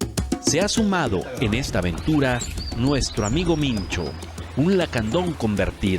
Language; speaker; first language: Spanish; native; Spanish